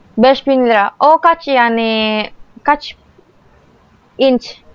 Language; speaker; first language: Turkish; non-native, learner; Indonesian